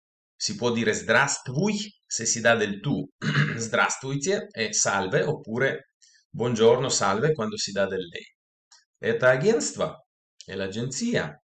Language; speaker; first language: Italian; non-native, fluent; Russian